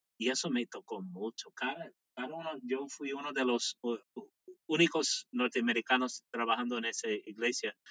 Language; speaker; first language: Spanish; non-native, fluent; English